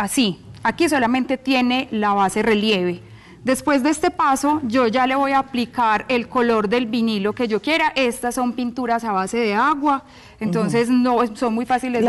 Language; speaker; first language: Spanish; native; Spanish